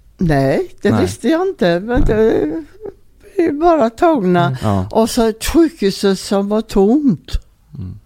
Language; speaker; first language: Swedish; non-native, fluent; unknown